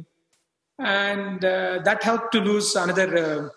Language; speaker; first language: English; non-native, local second language; Telugu